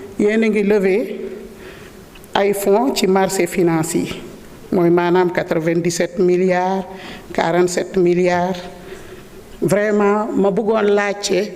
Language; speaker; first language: Wolof; non-native, local second language; Fula